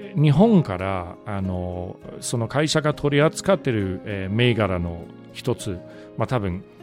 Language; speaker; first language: Japanese; non-native, fluent; English